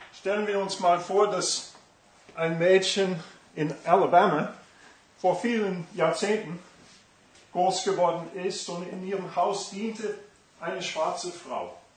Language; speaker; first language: German; non-native, fluent; English